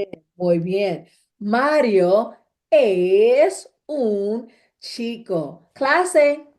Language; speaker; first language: Spanish; non-native, fluent; English